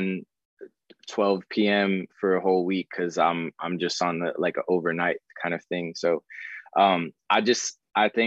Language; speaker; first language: English; native; English